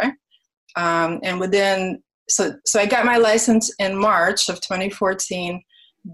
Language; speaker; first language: English; early bilingual, other home language; Ukrainian